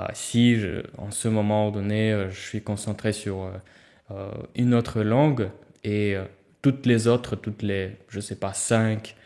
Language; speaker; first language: French; non-native, fluent; Russian